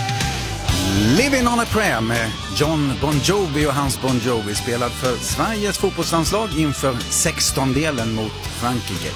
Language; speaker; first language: Swedish; native; Swedish